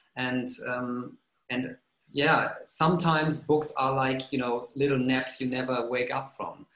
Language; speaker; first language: English; non-native, fluent; German